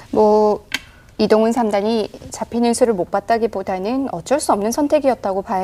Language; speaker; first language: Korean; native; Korean